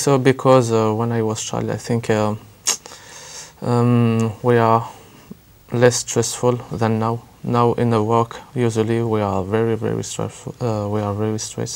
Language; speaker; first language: English; non-native, learner; French